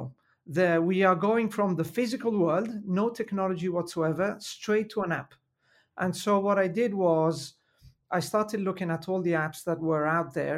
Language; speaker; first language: English; non-native, fluent; Italian